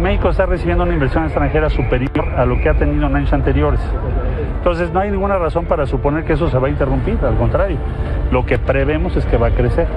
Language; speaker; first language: Spanish; native; Spanish